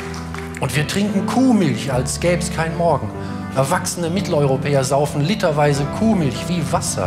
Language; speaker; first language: German; native; German